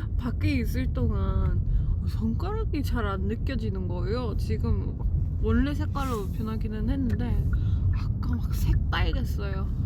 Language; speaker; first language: Korean; non-native, fluent; English